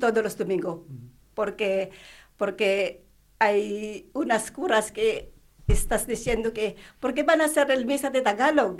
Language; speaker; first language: Spanish; non-native, learner; Filipino